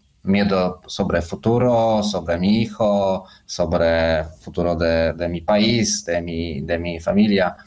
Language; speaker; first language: Spanish; non-native, learner; Polish